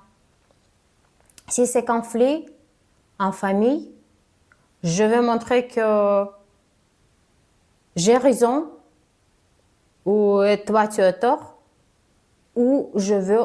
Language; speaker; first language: French; non-native, fluent; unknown